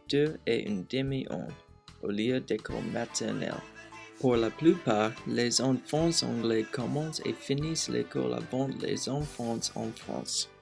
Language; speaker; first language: French; non-native, learner; English